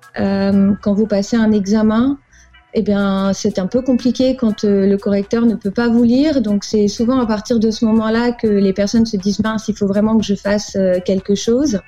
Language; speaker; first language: French; native; French